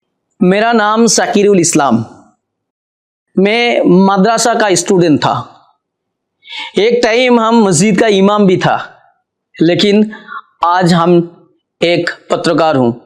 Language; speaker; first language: Hindi; non-native, local second language; Bangla